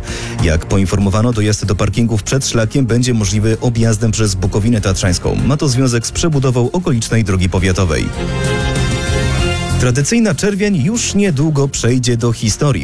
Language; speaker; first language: Polish; native; Polish